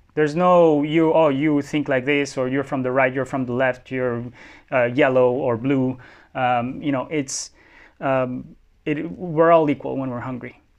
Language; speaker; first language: English; non-native, fluent; Spanish